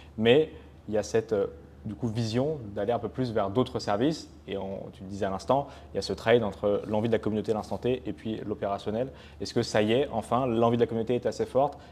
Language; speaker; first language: French; native; French